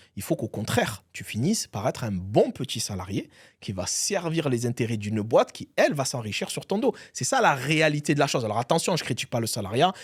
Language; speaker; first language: French; early bilingual, other home language; Arabic